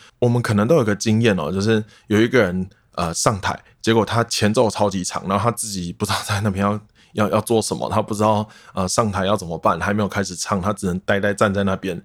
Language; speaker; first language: Chinese; non-native, local second language; Min Nan Chinese